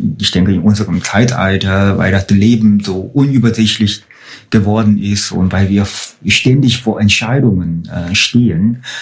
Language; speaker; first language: German; non-native, fluent; Chinese